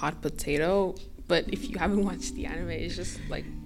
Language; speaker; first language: English; non-native, local second language; Akan